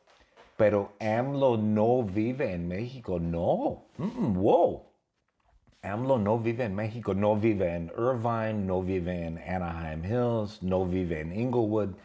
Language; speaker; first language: Spanish; non-native, fluent; English